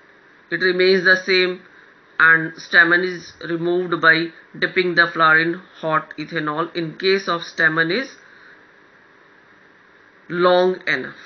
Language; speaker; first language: English; non-native, local second language; Hindi